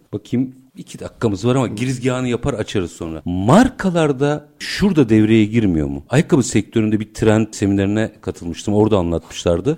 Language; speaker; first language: Turkish; native; Turkish